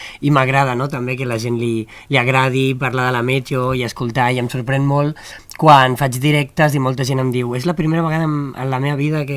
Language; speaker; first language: Catalan; native; Catalan